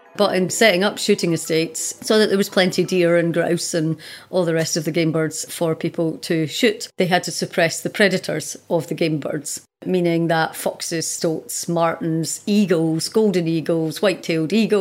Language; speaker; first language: English; native; English